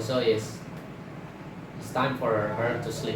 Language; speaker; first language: English; non-native, fluent; Indonesian